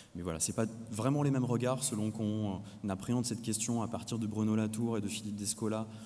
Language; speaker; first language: French; native; French